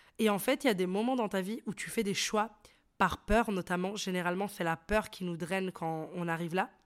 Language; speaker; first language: French; early bilingual, other home language; Arabic